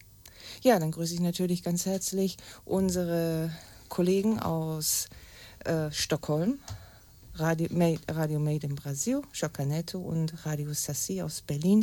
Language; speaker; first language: German; native; German